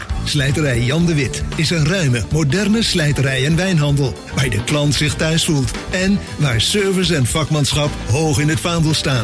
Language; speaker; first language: Dutch; native; Dutch